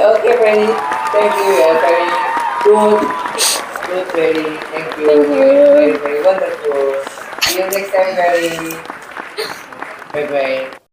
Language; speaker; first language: English; non-native, fluent; Indonesian